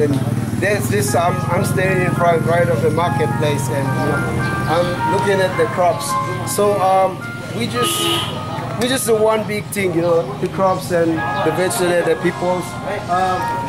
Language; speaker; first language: English; non-native, learner; Indonesian